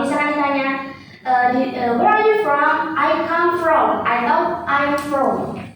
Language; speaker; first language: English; non-native, fluent; Indonesian